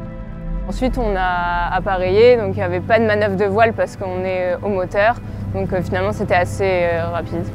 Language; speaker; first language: French; native; French